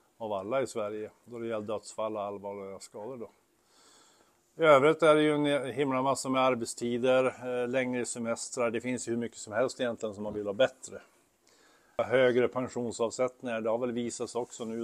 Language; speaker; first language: Swedish; native; Swedish